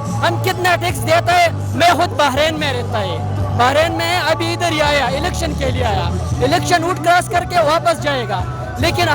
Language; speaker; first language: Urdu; non-native, local second language; Pashto